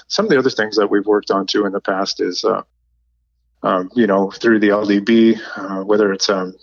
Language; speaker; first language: English; native; English